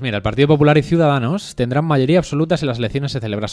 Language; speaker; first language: Spanish; native; Spanish